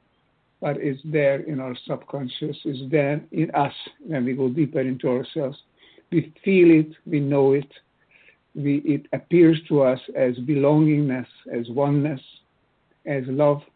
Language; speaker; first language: English; non-native, fluent; Hungarian